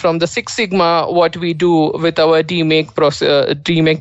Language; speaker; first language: English; non-native, local second language; Marathi